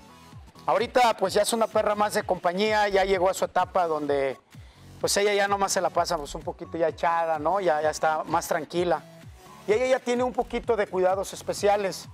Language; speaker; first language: Spanish; native; Spanish